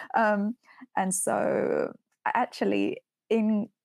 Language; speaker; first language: English; native; English